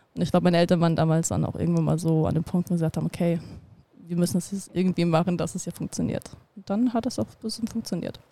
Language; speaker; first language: German; early bilingual, other home language; Russian